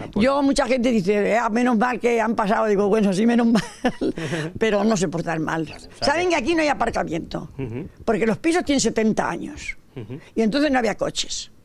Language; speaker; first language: Spanish; native; Spanish